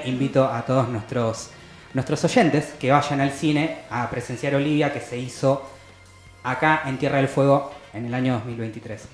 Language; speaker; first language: Spanish; native; Spanish